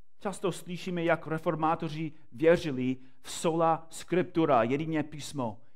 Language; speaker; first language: Czech; non-native, fluent; English